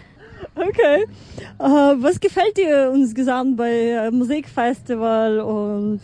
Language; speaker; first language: German; non-native, fluent; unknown